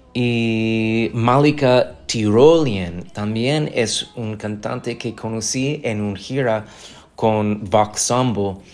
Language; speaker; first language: Spanish; non-native, fluent; English